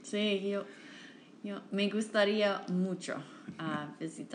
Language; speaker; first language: Spanish; non-native, fluent; English